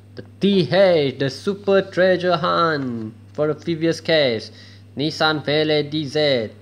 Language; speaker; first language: English; non-native, local second language; Malay